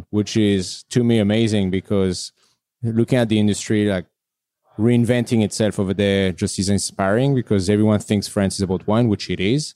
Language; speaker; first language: English; non-native, fluent; French